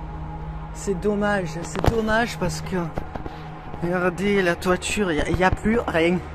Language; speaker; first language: French; native; French